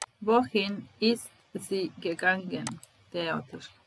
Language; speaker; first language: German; non-native, fluent; Serbian